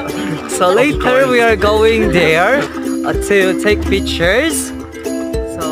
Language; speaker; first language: English; non-native, learner; Filipino